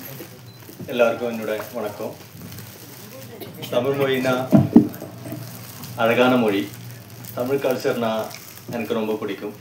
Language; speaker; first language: Tamil; non-native, fluent; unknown